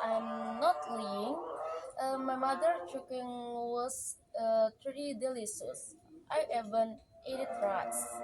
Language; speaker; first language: English; non-native, learner; Indonesian